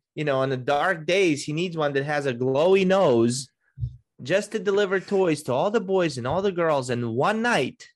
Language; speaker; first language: English; early bilingual, other home language; Russian